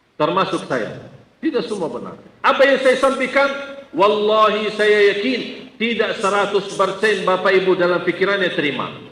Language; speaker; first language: Malay; non-native, fluent; Arabic